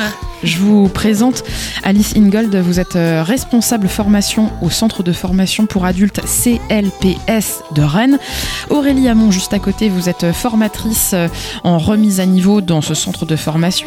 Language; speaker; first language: French; native; French